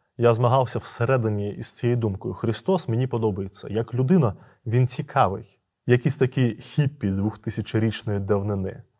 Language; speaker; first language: Ukrainian; native; Ukrainian